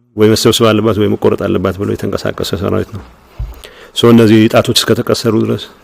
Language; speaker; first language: Amharic; non-native, local second language; Tigrinya